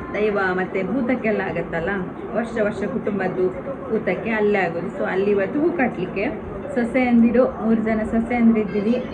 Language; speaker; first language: Kannada; non-native, local second language; Tulu